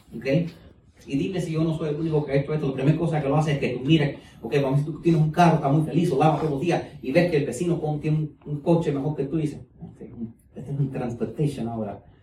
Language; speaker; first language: Spanish; early bilingual, heritage; Spanish